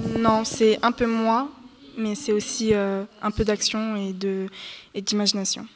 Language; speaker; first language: French; early bilingual, other home language; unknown